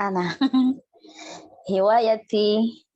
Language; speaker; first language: Arabic; non-native, learner; Indonesian